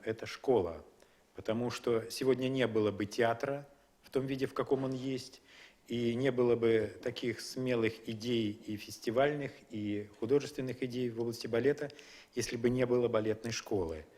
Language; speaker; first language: Russian; native; Russian